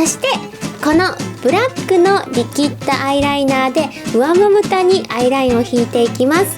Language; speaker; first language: Japanese; native; Japanese